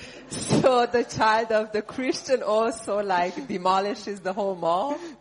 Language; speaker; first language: English; non-native, fluent; Hungarian